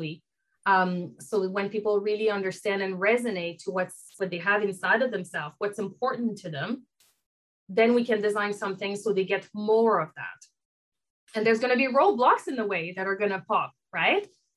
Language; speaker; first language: English; non-native, fluent; French